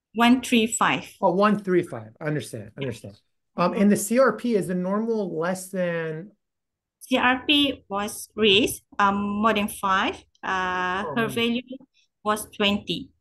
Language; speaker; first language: English; non-native, local second language; Malay